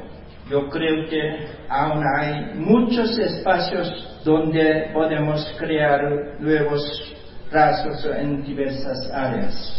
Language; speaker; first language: Spanish; non-native, fluent; Korean